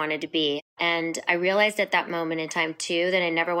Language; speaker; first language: English; native; English